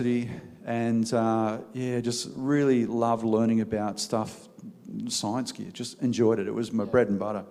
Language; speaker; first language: English; native; English